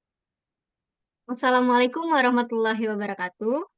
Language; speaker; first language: Indonesian; native; Indonesian